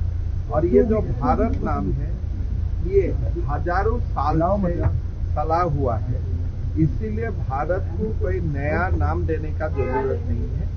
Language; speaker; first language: Hindi; non-native, local second language; Gujarati